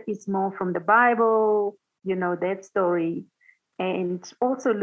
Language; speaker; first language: English; non-native, local second language; Tswana